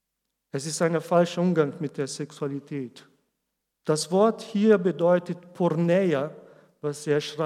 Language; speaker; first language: German; non-native, learner; Portuguese